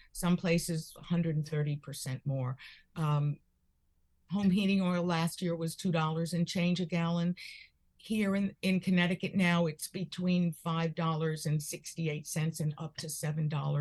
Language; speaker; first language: English; early bilingual, other home language; Spanish